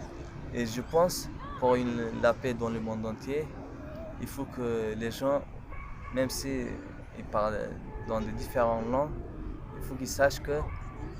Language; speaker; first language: French; non-native, local second language; Kurdish